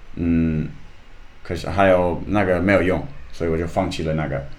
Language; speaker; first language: Chinese; non-native, learner; English